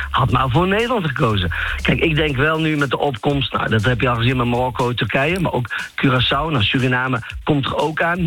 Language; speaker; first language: Dutch; non-native, local second language; Papiamento